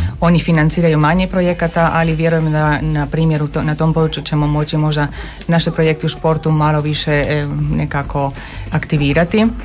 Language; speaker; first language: Croatian; non-native, fluent; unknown